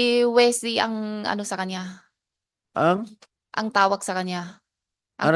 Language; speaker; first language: Filipino; non-native, learner; Chinese